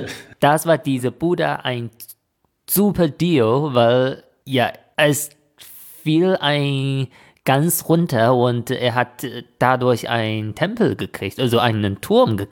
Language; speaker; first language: German; non-native, fluent; Chinese